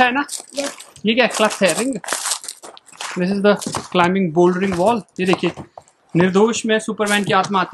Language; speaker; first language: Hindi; native; Hindi